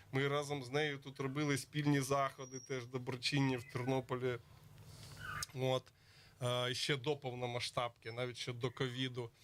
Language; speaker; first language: Ukrainian; native; Ukrainian